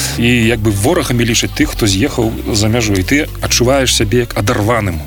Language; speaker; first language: Belarusian; non-native, local second language; Russian